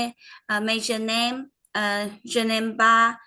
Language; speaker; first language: French; non-native, learner; Vietnamese